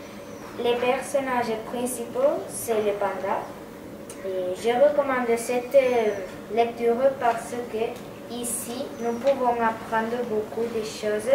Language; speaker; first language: French; non-native, learner; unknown